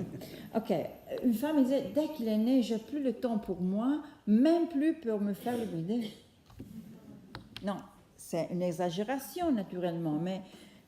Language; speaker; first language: French; non-native, fluent; Italian